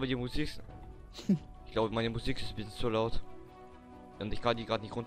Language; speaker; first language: German; native; German